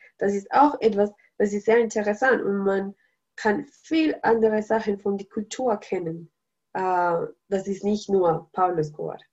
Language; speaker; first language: German; non-native, learner; Spanish